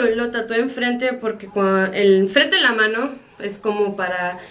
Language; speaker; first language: Spanish; early bilingual, heritage; Spanish